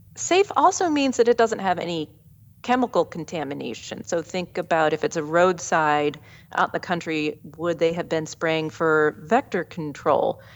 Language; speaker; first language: English; native; English